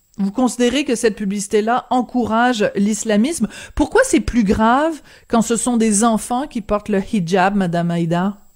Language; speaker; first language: French; native; French